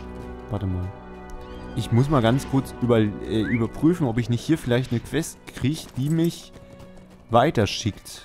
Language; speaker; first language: German; native; German